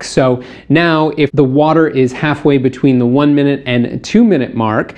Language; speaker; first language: English; native; English